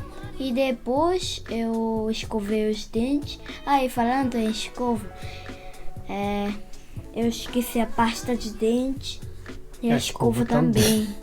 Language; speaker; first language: Portuguese; early bilingual, heritage; Portuguese